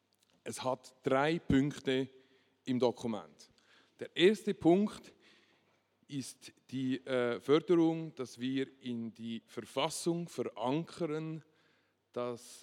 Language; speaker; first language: German; non-native, local second language; French